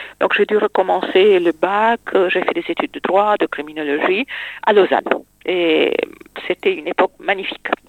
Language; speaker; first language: French; non-native, fluent; Romanian